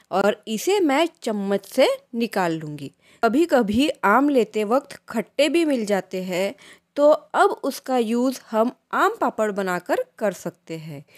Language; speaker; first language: Hindi; non-native, local second language; Marathi